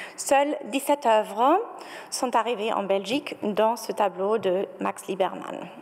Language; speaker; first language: French; non-native, fluent; German